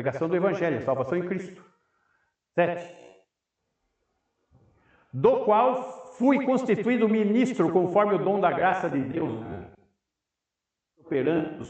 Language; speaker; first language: Portuguese; native; Portuguese